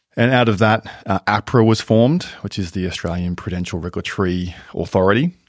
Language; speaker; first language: English; native; English